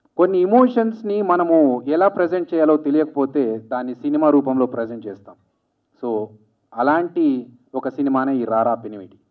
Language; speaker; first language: Telugu; native; Telugu